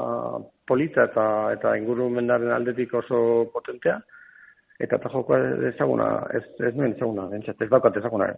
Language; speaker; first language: Basque; non-native, local second language; Spanish